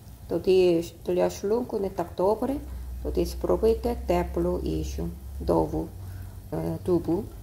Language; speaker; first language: Ukrainian; non-native, learner; Korean